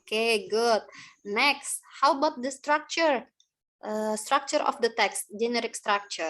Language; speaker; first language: English; non-native, learner; Indonesian